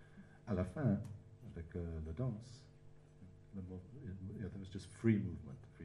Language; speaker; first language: French; non-native, learner; English